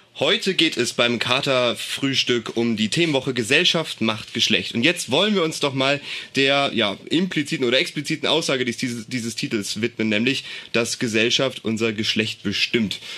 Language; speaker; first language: German; native; German